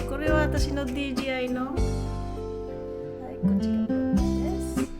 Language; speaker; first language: Japanese; non-native, fluent; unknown